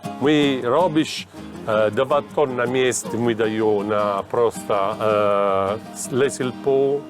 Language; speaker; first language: Russian; non-native, learner; Italian